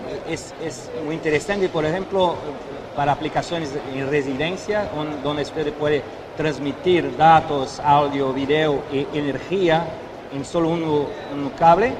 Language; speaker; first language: Spanish; non-native, fluent; Portuguese